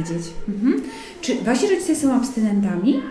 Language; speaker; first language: Polish; native; Polish